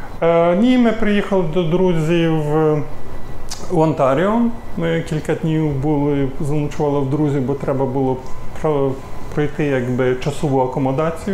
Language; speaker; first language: Ukrainian; native; Ukrainian